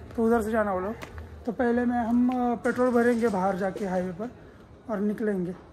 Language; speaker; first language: Hindi; non-native, local second language; Marathi